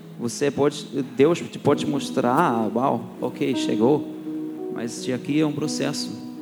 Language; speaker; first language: Portuguese; non-native, fluent; German